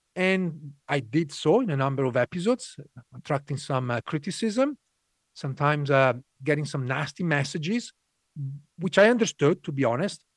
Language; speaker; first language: English; non-native, fluent; Italian